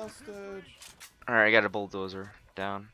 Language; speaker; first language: English; non-native, fluent; Swedish